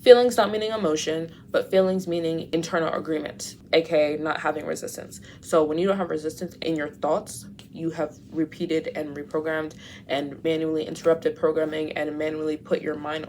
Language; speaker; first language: English; native; English